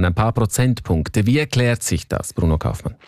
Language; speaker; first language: German; native; German